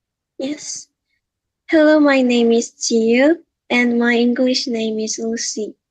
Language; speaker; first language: English; non-native, learner; Korean